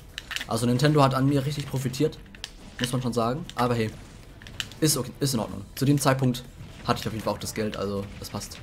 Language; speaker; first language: German; native; German